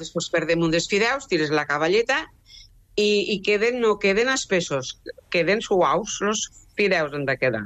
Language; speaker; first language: Catalan; native; Catalan